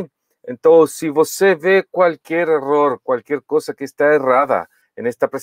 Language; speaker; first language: Portuguese; non-native, learner; Spanish